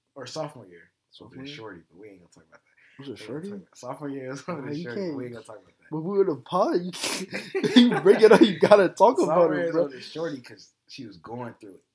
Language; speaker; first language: English; native; English